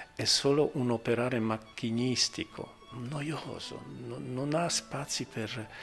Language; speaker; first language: Italian; non-native, fluent; Polish